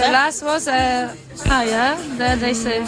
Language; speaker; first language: English; non-native, learner; German